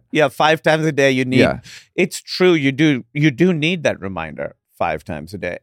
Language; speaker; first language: English; non-native, local second language; Urdu